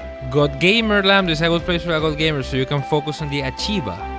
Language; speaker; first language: English; early bilingual, other home language; Spanish